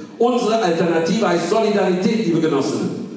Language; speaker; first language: German; early bilingual, other home language; Kurdish